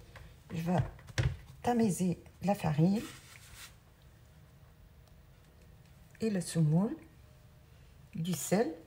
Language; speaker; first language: French; non-native, local second language; Arabic